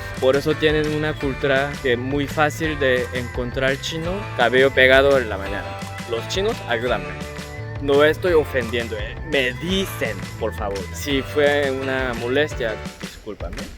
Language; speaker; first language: Spanish; non-native, learner; Korean